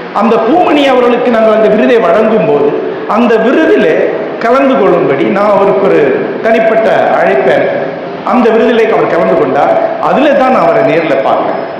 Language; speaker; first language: Tamil; non-native, local second language; Malayalam